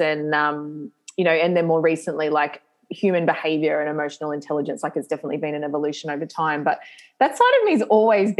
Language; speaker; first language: English; native; English